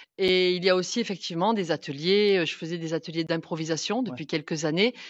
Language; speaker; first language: French; native; French